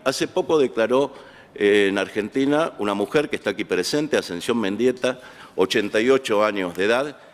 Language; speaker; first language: Spanish; native; Spanish